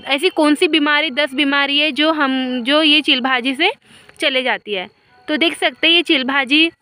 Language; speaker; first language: Hindi; non-native, local second language; Marathi